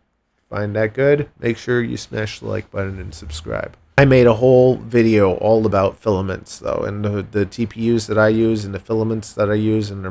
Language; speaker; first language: English; native; English